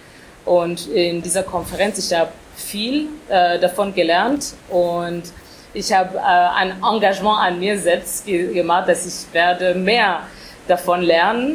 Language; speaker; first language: German; non-native, fluent; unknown